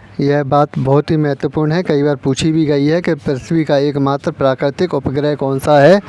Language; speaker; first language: Hindi; native; Hindi